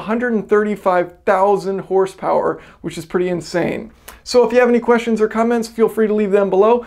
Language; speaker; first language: English; native; English